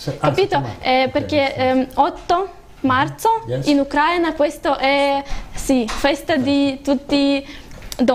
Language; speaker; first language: Italian; non-native, learner; Russian